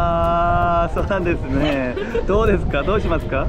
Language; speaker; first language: Japanese; non-native, learner; Korean